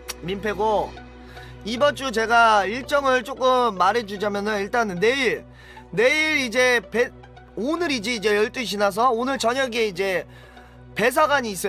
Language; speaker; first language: Korean; native; Korean